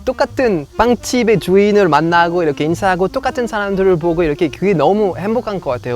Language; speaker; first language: Korean; non-native, fluent; French